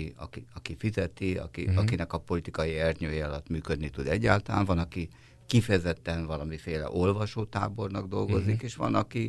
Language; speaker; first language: Hungarian; native; Hungarian